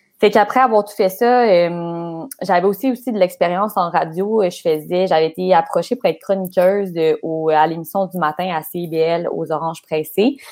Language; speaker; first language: French; native; French